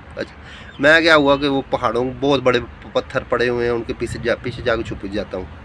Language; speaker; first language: Urdu; non-native, local second language; Punjabi